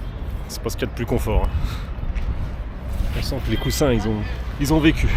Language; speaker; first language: French; native; French